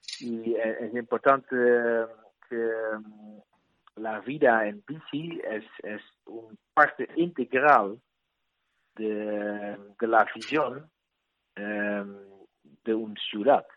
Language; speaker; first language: Spanish; non-native, learner; Dutch